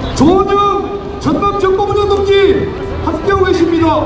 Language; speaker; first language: Korean; native; Korean